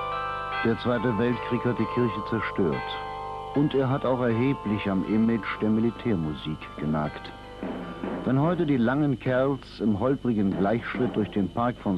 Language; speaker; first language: German; native; German